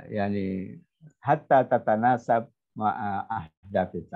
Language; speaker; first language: Arabic; non-native, fluent; Indonesian